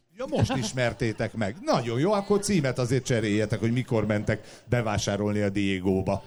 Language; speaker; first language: Hungarian; native; Hungarian